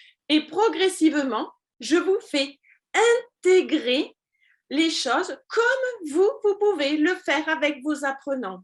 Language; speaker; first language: French; native; French